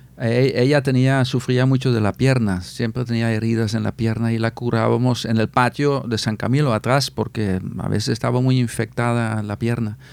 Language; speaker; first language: Spanish; non-native, fluent; Dutch